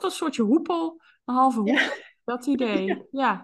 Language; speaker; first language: Dutch; native; Dutch